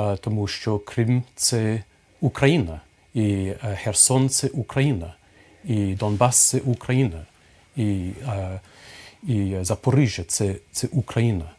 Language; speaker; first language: Ukrainian; non-native, fluent; English